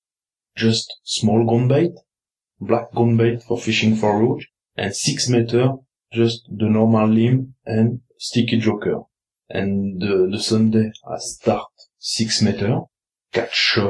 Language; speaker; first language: English; non-native, learner; French